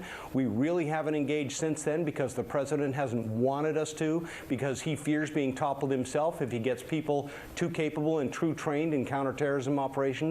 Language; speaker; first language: English; native; English